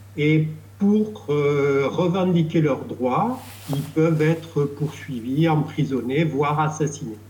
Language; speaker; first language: French; native; French